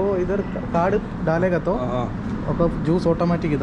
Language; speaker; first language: Hindi; non-native, local second language; Malayalam